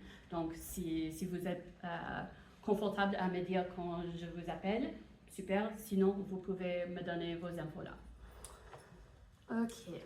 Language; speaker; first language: French; non-native, fluent; English